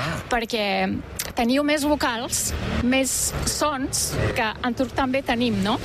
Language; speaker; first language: Catalan; non-native, fluent; Turkish